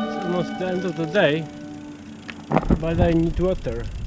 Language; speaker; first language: English; non-native, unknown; Polish